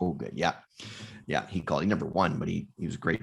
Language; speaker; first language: English; native; English